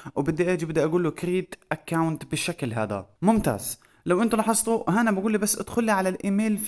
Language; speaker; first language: Arabic; native; Arabic